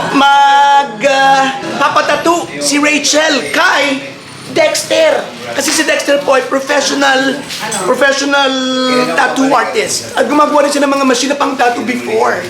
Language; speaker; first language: Filipino; native; Filipino